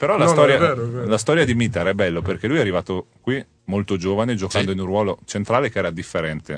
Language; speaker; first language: Italian; native; Italian